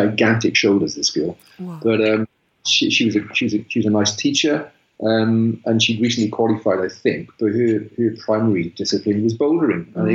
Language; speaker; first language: English; native; English